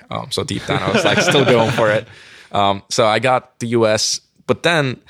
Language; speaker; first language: English; non-native, fluent; Turkish